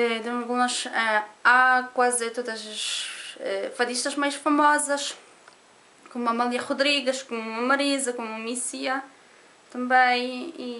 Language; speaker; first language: Portuguese; non-native, learner; Polish